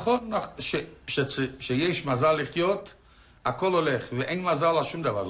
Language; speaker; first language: Hebrew; non-native, fluent; Polish